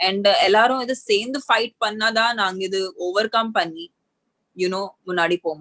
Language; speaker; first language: Tamil; non-native, local second language; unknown